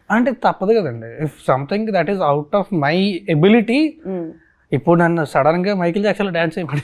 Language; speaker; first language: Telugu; native; Telugu